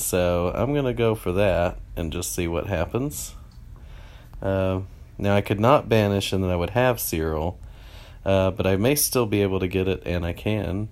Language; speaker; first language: English; native; English